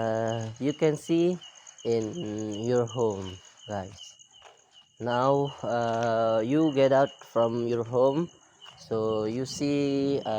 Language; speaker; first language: English; non-native, learner; Indonesian